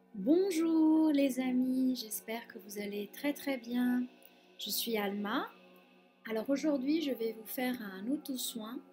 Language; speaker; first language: French; non-native, fluent; Spanish